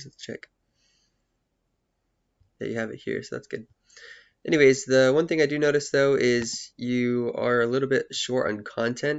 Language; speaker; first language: English; native; English